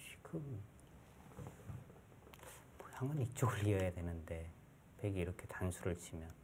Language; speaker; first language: Korean; native; Korean